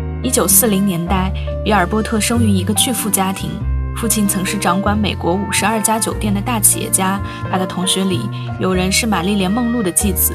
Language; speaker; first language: Chinese; native; Chinese